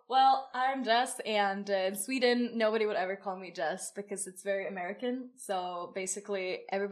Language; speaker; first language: English; non-native, fluent; Swedish